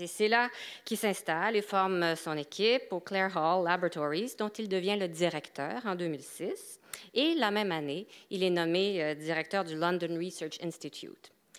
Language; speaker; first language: French; native; French